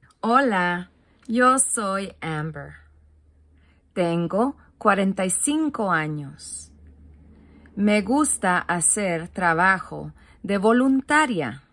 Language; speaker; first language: Spanish; non-native, learner; English